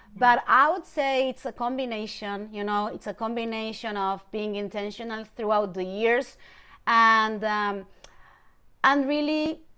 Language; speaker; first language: English; non-native, fluent; Spanish